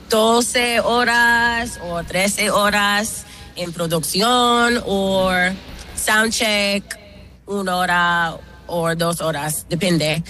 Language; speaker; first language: Spanish; non-native, learner; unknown